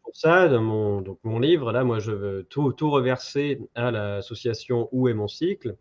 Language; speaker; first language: French; native; French